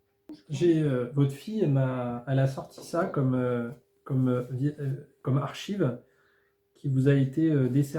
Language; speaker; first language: French; native; French